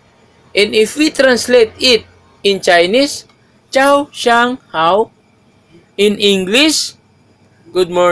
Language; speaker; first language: English; non-native, local second language; Maguindanaon